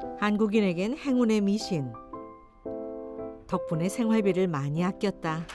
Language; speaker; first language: Korean; native; Korean